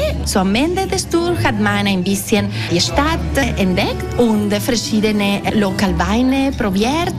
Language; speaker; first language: German; non-native, local second language; Italian